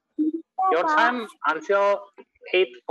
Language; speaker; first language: English; non-native, fluent; Indonesian